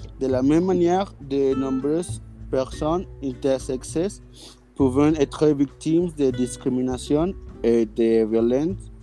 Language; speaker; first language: French; non-native, learner; Spanish